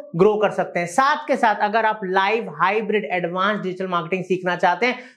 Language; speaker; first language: Hindi; native; Hindi